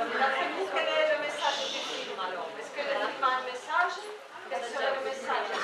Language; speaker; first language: French; non-native, fluent; Spanish